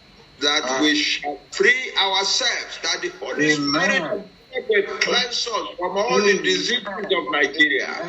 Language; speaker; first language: English; non-native, local second language; Yoruba